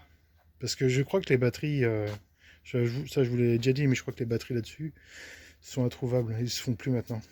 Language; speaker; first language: French; native; French